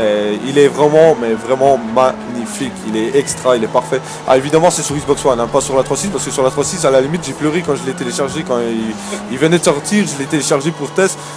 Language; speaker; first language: French; native; French